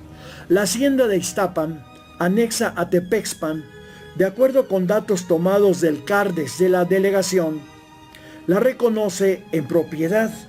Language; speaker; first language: Spanish; native; Spanish